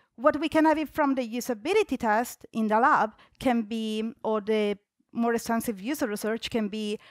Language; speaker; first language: English; non-native, fluent; Italian